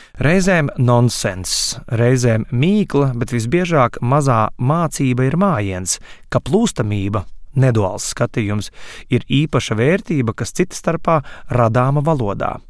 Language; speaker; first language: Latvian; native; Latvian